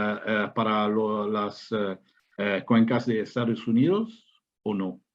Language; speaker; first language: Spanish; non-native, fluent; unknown